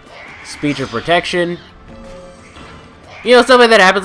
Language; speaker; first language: English; native; English